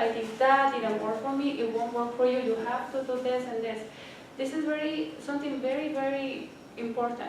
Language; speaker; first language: English; non-native, fluent; Spanish